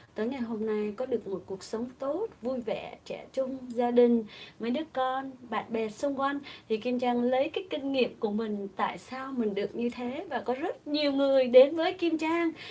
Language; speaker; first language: Vietnamese; native; Vietnamese